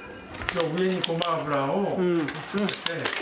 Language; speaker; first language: Japanese; non-native, learner; Korean